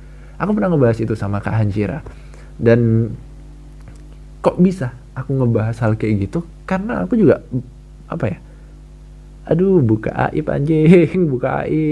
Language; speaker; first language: Indonesian; native; Indonesian